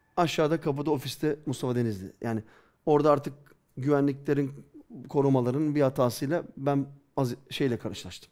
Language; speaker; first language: Turkish; early bilingual, heritage; Turkish